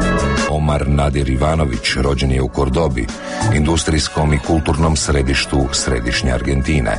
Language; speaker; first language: Croatian; native; Croatian